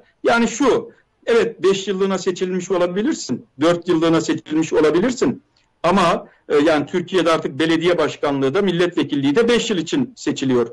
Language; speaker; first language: Turkish; native; Turkish